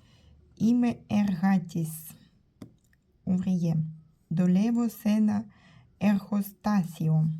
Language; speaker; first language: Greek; non-native, learner; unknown